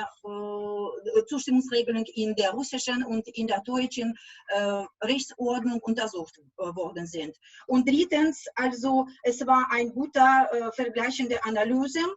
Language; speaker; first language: German; non-native, fluent; Russian